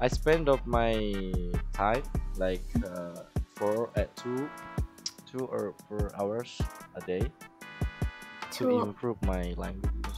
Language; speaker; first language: English; non-native, learner; Indonesian